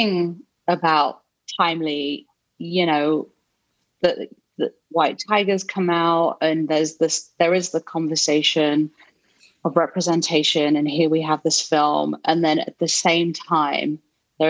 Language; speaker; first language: English; native; English